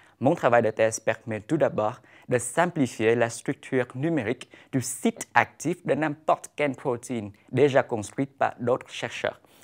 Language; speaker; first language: French; non-native, fluent; Vietnamese